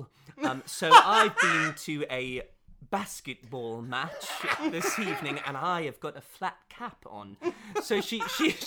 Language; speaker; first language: English; native; English